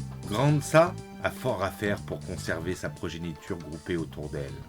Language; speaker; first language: French; native; French